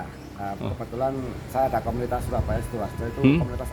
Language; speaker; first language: Indonesian; non-native, local second language; Javanese